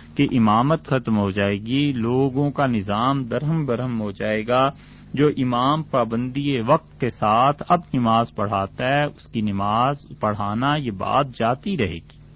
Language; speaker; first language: Urdu; non-native, local second language; Punjabi